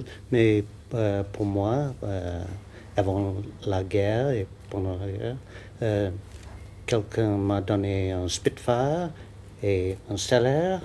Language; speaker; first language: French; non-native, learner; English